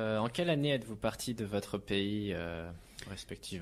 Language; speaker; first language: French; native; French